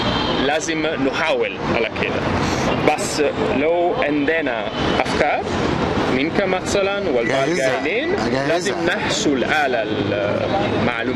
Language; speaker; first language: Arabic; non-native, fluent; Italian